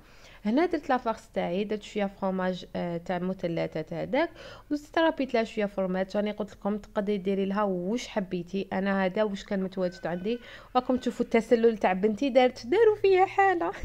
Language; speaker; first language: Arabic; native; Arabic